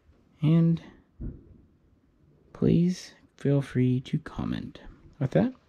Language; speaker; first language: English; native; English